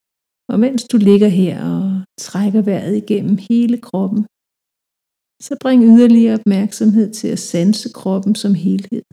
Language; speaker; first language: Danish; native; Danish